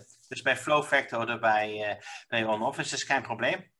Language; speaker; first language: German; non-native, learner; Dutch